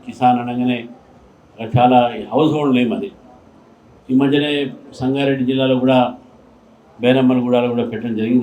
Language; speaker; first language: Telugu; native; Telugu